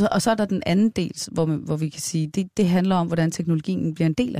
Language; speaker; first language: Danish; native; Danish